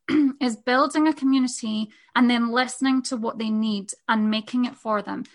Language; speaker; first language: English; native; English